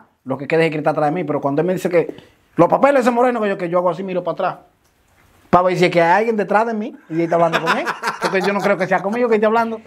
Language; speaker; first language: Spanish; native; Spanish